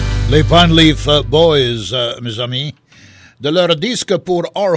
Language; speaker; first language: French; early bilingual, heritage; French